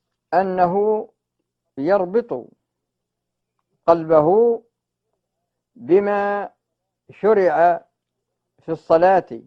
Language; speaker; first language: Arabic; native; Arabic